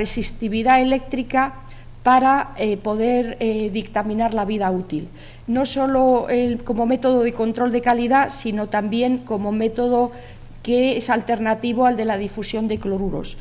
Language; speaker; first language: Spanish; native; Spanish